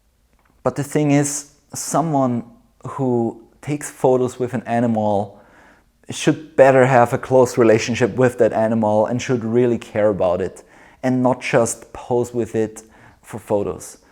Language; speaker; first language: English; non-native, fluent; German